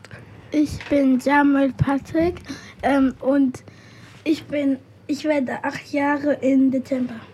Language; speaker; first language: German; early bilingual, other home language; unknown